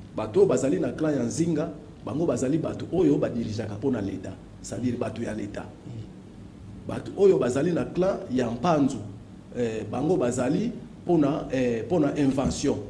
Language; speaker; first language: Lingala; non-native, local second language; Kongo